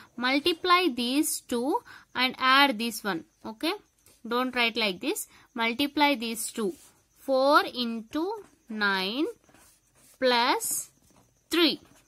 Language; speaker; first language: English; non-native, local second language; Telugu